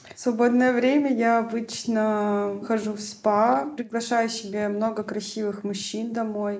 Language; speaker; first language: Russian; native; Russian